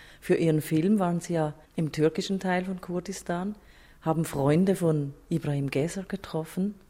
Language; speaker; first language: German; native; German